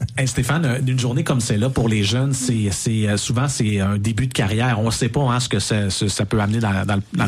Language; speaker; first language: French; native; French